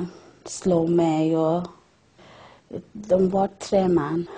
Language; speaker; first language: Swedish; non-native, learner; Persian